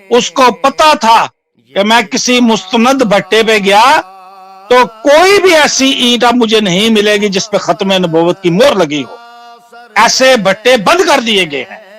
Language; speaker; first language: Urdu; non-native, local second language; Punjabi